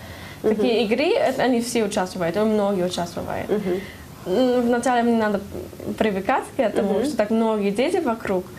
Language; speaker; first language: Russian; non-native, learner; German